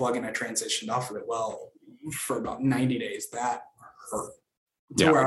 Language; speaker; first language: English; native; English